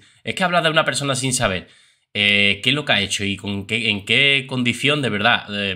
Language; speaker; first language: Spanish; native; Spanish